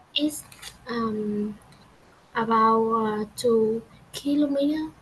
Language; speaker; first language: English; non-native, learner; Vietnamese